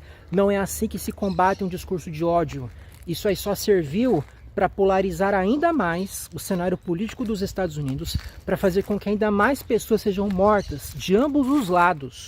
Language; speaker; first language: Portuguese; native; Portuguese